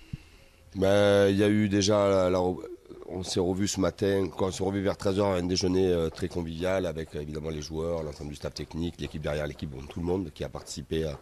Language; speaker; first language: French; native; French